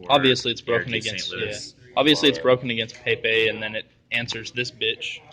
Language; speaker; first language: English; native; English